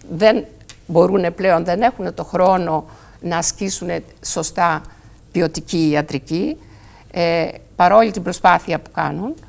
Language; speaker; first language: Greek; native; Greek